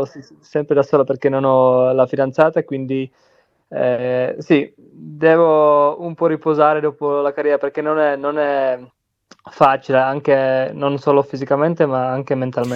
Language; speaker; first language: Italian; non-native, learner; Czech